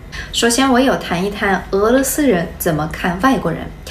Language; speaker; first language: Chinese; non-native, fluent; Russian